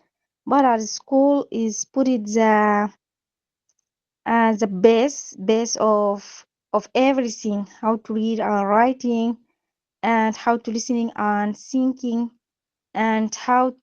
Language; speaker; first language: English; non-native, learner; Arabic